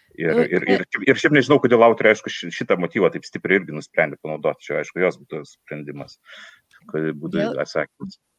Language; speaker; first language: Lithuanian; native; Lithuanian